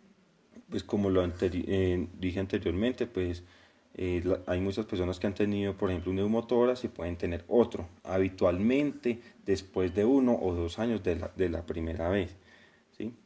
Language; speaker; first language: Spanish; native; Spanish